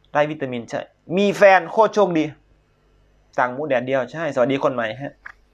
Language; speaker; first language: Thai; native; Thai